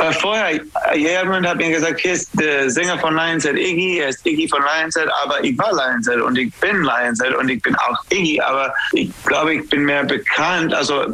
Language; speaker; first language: German; non-native, learner; English